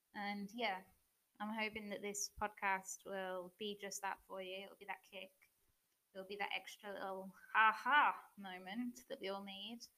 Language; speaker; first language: English; native; English